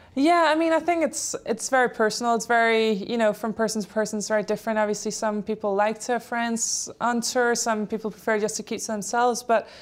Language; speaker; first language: English; non-native, fluent; Polish